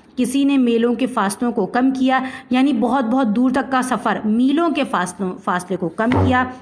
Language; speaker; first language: Urdu; native; Urdu